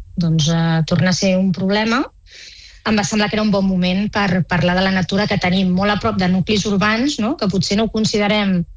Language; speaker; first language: Catalan; native; Catalan